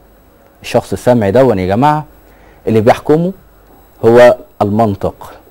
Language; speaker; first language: Arabic; native; Arabic